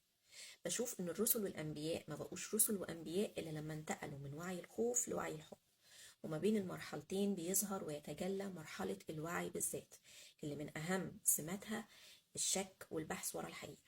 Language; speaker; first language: Arabic; native; Arabic